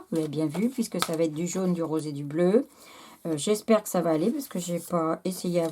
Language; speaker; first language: French; native; French